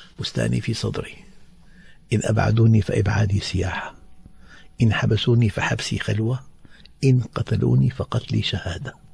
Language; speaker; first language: Arabic; native; Arabic